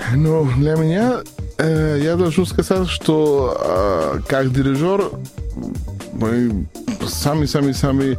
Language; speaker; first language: Russian; non-native, learner; Spanish